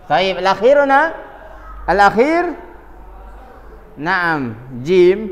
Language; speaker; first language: Arabic; non-native, fluent; Indonesian